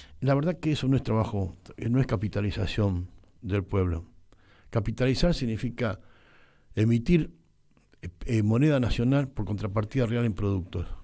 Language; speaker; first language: Spanish; native; Spanish